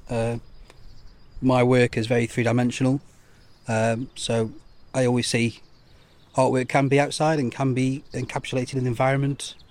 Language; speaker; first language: English; native; English